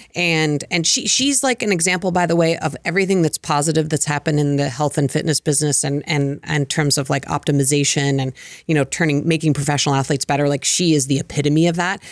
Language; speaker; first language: English; native; English